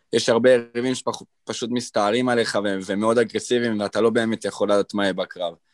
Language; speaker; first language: Hebrew; native; Hebrew